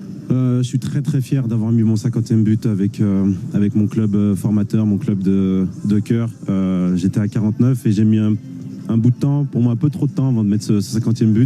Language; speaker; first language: French; native; French